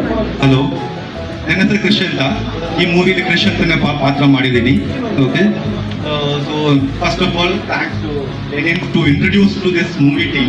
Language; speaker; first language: Kannada; non-native, local second language; Malayalam